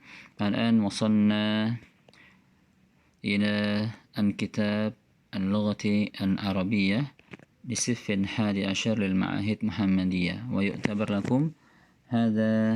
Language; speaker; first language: Arabic; non-native, fluent; Indonesian